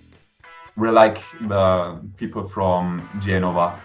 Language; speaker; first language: English; non-native, fluent; German